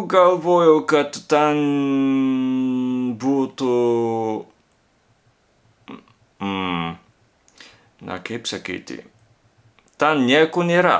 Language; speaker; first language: Lithuanian; non-native, learner; Japanese